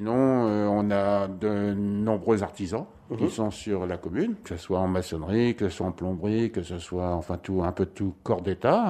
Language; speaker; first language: French; native; French